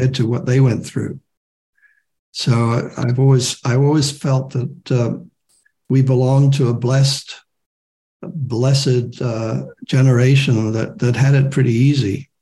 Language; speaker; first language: English; non-native, local second language; German